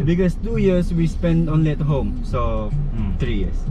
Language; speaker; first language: English; non-native, local second language; Malay